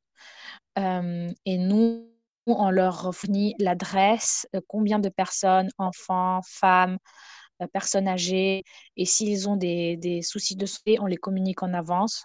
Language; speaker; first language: French; non-native, fluent; Ukrainian